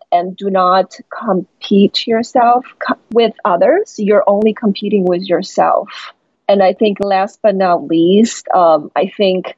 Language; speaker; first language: English; non-native, fluent; Chinese